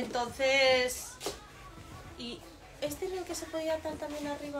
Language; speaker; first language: Spanish; native; Spanish